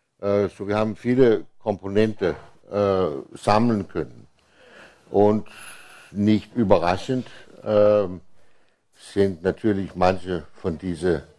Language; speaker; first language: German; non-native, fluent; Danish